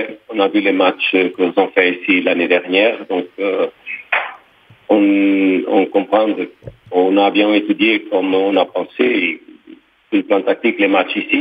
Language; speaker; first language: French; non-native, fluent; Portuguese